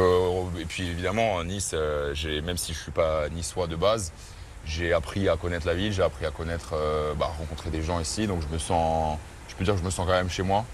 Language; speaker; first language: French; native; French